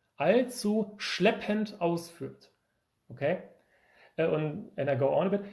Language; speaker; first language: English; non-native, fluent; German